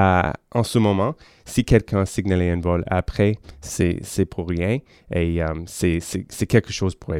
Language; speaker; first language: French; non-native, local second language; English